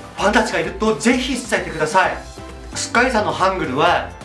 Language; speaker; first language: Japanese; non-native, fluent; Korean